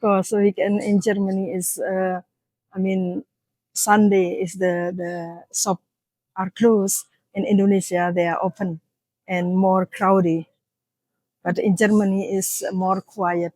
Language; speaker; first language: English; non-native, learner; Indonesian